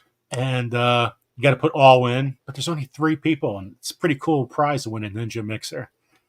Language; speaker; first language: English; native; English